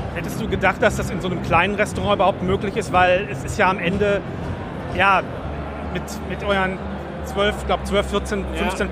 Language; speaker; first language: German; native; German